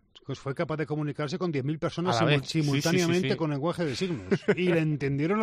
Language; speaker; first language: Spanish; native; Spanish